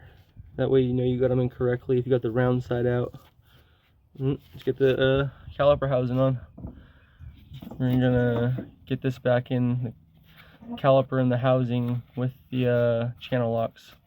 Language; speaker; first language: English; native; English